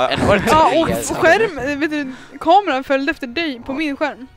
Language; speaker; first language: Swedish; native; Swedish